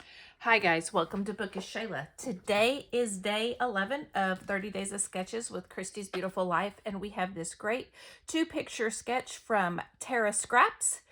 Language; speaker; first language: English; native; English